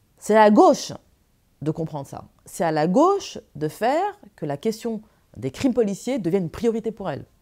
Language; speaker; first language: French; early bilingual, other home language; Arabic